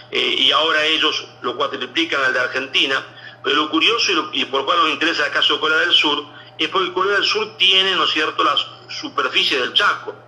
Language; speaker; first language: Spanish; native; Spanish